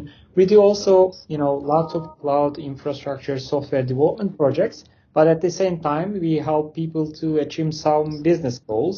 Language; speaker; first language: English; non-native, fluent; Turkish